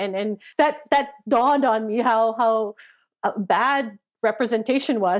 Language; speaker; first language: English; non-native, local second language; Filipino